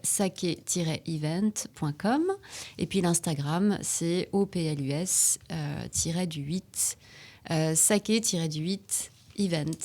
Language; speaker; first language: French; native; French